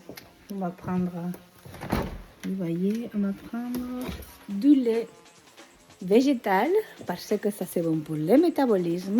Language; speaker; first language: French; non-native, fluent; Spanish